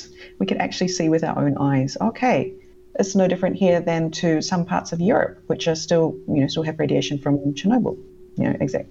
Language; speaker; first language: English; native; English